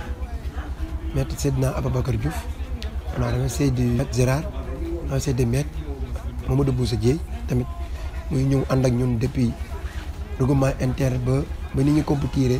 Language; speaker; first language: French; non-native, local second language; Wolof